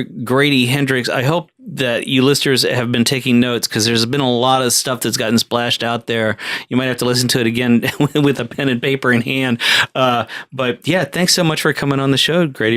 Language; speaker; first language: English; native; English